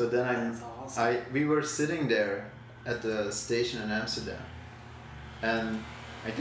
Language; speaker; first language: English; non-native, fluent; Dutch